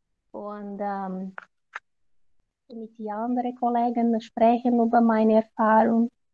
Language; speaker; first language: German; non-native, learner; Portuguese